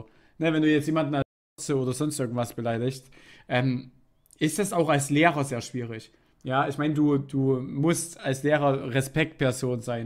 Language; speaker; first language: German; native; German